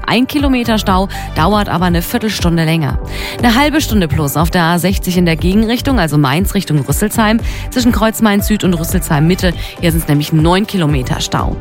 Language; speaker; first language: German; native; German